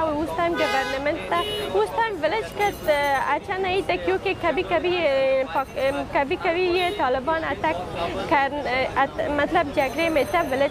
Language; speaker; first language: Hindi; non-native, learner; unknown